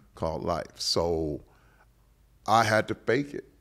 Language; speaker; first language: English; native; English